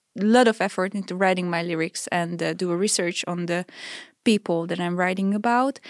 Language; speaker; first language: English; non-native, fluent; Hungarian